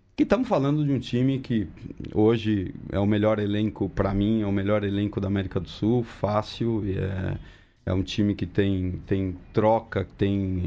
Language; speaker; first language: Portuguese; early bilingual, other home language; Spanish